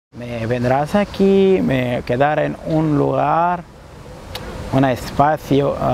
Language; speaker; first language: Spanish; non-native, learner; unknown